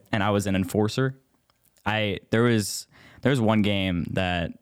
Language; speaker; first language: English; native; English